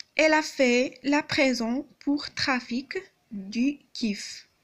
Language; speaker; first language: French; non-native, local second language; Arabic